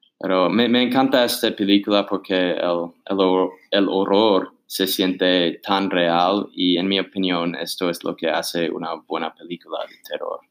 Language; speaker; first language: Spanish; non-native, learner; English